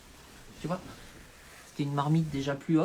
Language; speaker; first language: French; native; French